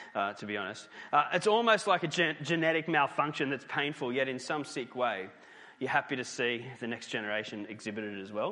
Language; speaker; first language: English; native; English